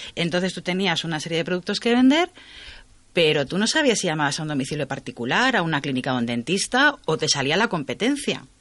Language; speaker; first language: Spanish; native; Spanish